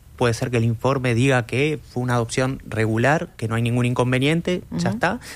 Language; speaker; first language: Spanish; native; Spanish